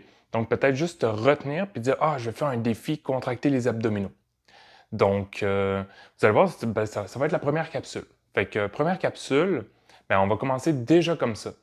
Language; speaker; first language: French; native; French